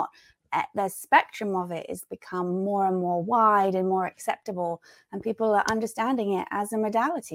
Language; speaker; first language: English; native; English